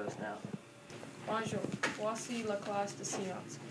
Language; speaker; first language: French; non-native, learner; English